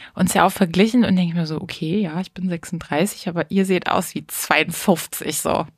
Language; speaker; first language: German; native; German